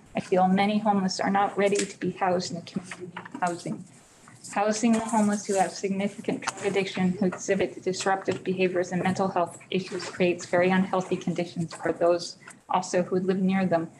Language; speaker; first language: English; native; English